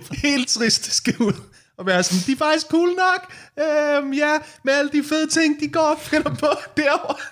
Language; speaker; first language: Danish; native; Danish